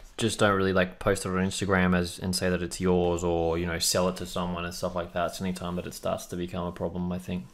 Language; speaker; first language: English; native; English